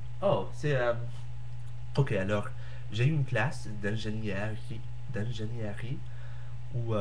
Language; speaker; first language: French; non-native, learner; English